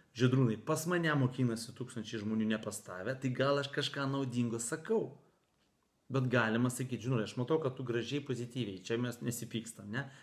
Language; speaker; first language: Lithuanian; native; Lithuanian